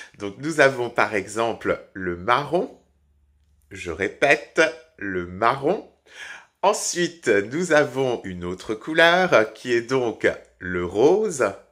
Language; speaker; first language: French; native; French